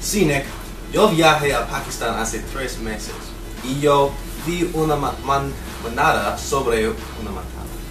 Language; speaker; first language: Spanish; non-native, learner; English